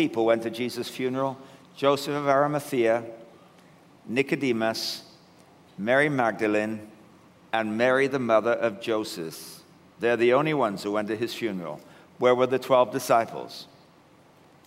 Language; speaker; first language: English; native; English